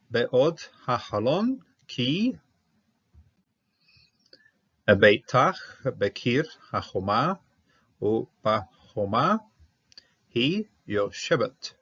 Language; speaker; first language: Hebrew; non-native, fluent; English